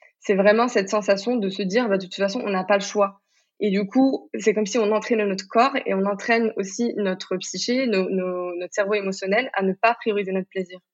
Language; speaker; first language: French; non-native, local second language; Arabic